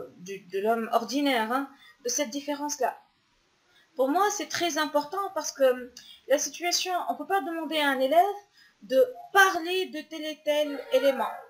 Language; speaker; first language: French; non-native, local second language; Arabic